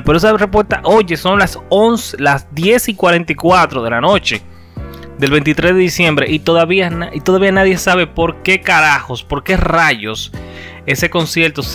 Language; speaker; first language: Spanish; native; Spanish